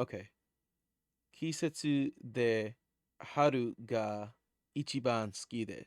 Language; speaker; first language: Japanese; non-native, learner; English